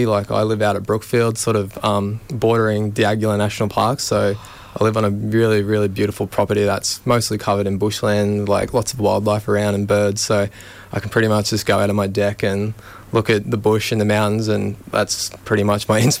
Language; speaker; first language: English; native; English